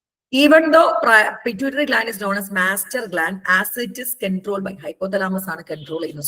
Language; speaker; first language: English; non-native, local second language; Malayalam